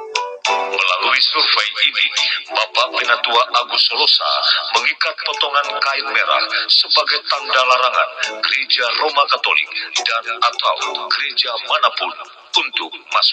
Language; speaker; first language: Indonesian; native; Indonesian